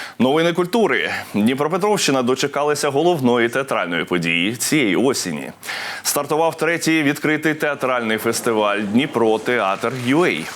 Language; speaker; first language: Ukrainian; native; Ukrainian